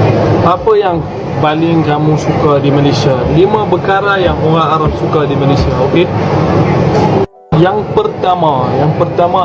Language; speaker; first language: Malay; non-native, fluent; Arabic